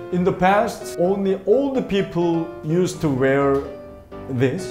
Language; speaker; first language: English; non-native, learner; Korean